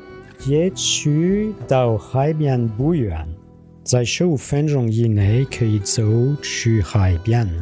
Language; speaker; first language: Chinese; non-native, learner; French